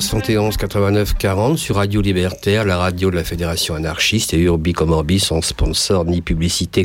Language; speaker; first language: French; native; French